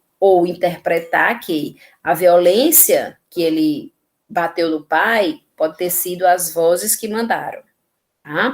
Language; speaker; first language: Portuguese; native; Portuguese